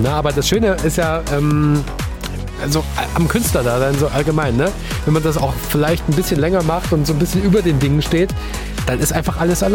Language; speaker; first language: German; native; German